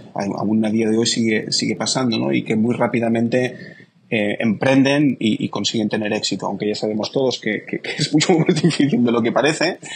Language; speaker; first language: Spanish; native; Spanish